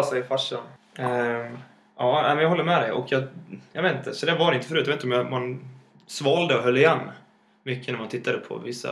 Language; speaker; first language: Swedish; native; Swedish